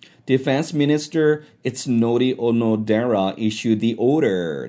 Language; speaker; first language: English; non-native, fluent; Korean